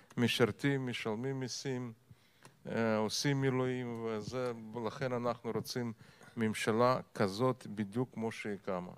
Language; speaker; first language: Hebrew; non-native, fluent; Russian